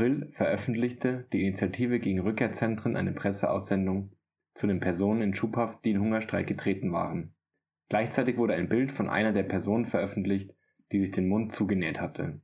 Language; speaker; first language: German; native; German